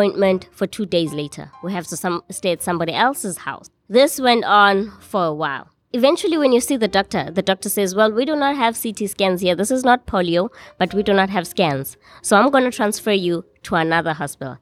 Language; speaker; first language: English; non-native, local second language; Xhosa